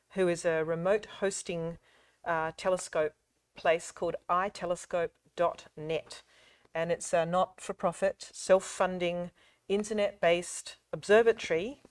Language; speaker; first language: English; native; English